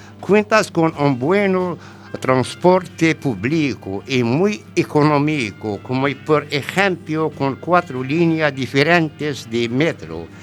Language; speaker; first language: Spanish; non-native, learner; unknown